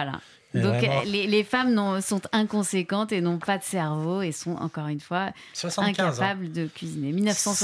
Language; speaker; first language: French; native; French